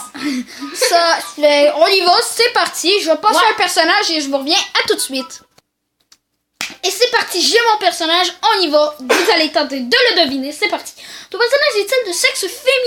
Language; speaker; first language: French; native; French